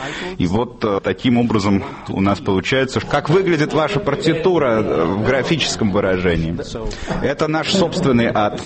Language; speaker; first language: Russian; native; Russian